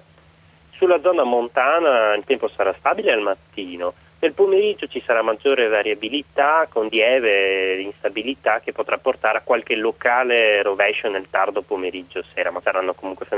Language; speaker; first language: Italian; native; Italian